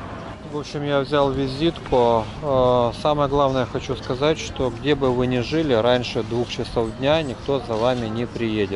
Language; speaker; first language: Russian; native; Russian